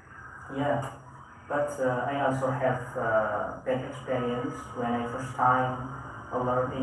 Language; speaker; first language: English; non-native, learner; Indonesian